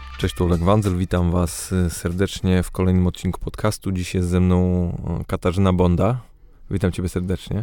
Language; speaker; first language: Polish; native; Polish